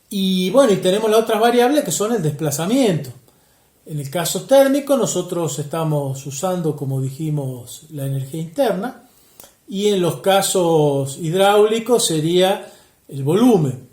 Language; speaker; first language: Spanish; native; Spanish